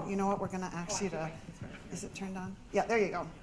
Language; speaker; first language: English; native; English